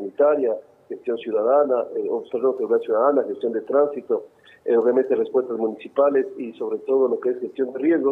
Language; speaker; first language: Spanish; native; Spanish